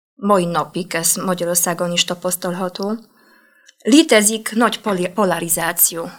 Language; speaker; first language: Hungarian; non-native, fluent; Polish